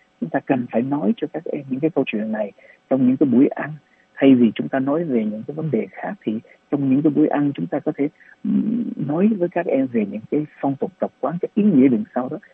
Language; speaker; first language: Vietnamese; early bilingual, other home language; English